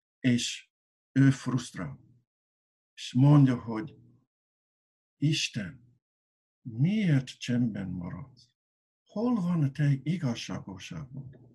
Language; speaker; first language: Hungarian; non-native, learner; English